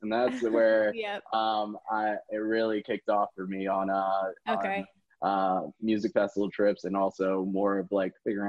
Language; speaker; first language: English; native; English